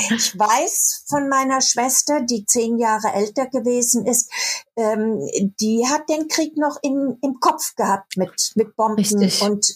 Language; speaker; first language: German; native; German